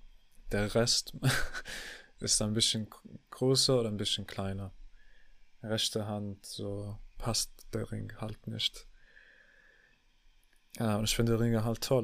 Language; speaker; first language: German; non-native, learner; English